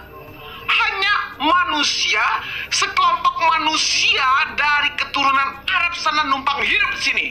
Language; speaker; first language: Indonesian; native; Indonesian